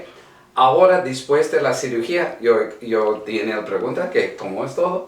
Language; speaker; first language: Spanish; non-native, learner; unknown